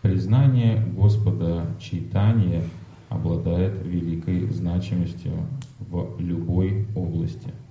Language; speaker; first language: Russian; native; Russian